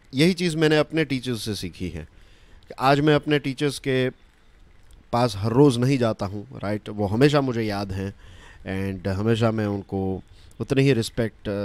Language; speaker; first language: Hindi; non-native, local second language; Gujarati